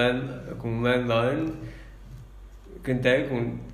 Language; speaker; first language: Vietnamese; early bilingual, heritage; English